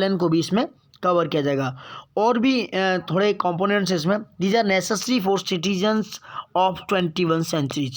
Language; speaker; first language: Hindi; native; Hindi